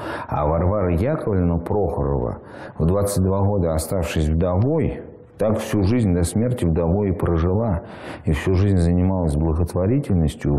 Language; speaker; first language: Russian; native; Russian